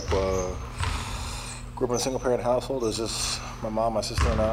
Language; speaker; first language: English; native; English